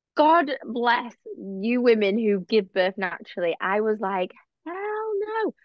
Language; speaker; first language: English; native; English